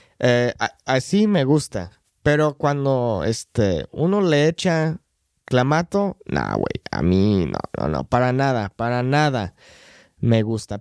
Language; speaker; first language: Spanish; non-native, fluent; English